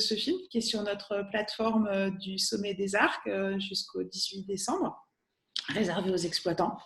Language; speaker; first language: French; native; French